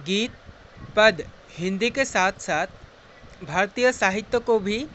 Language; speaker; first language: Hindi; non-native, local second language; Assamese